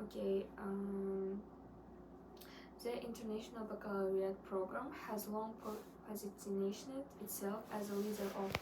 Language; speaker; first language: English; non-native, learner; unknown